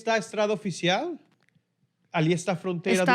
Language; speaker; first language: Portuguese; non-native, fluent; Spanish